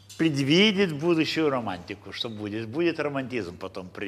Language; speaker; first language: Russian; non-native, fluent; Lithuanian